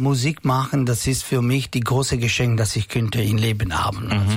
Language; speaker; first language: German; non-native, local second language; Italian